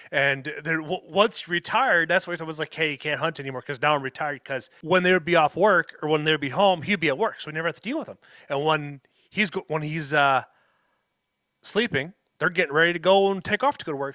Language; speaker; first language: English; native; English